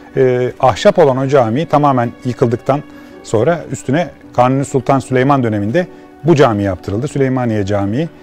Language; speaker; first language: Turkish; native; Turkish